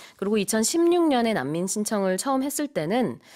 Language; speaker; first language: Korean; native; Korean